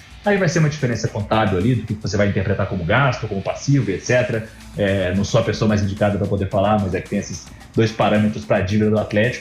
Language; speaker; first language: Portuguese; native; Portuguese